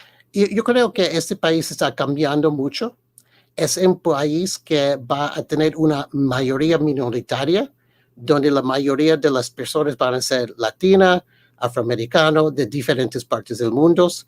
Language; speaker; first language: Spanish; early bilingual, heritage; Spanish